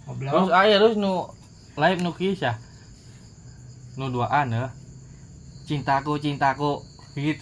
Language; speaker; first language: Indonesian; non-native, local second language; Sundanese